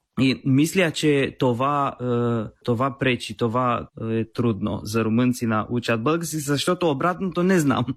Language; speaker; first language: Bulgarian; non-native, learner; Romanian